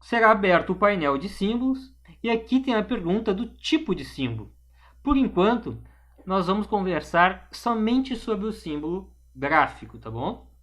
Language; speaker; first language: Portuguese; native; Portuguese